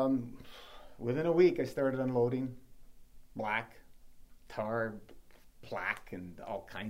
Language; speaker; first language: English; native; English